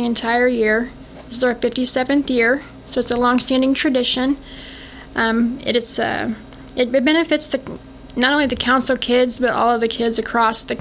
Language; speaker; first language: English; native; English